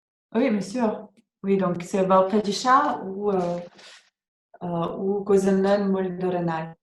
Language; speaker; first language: French; non-native, fluent; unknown